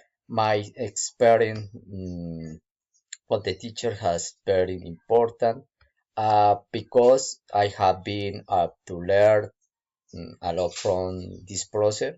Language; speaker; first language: English; non-native, learner; Spanish